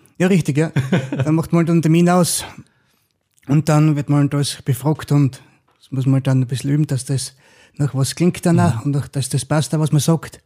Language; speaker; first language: German; native; German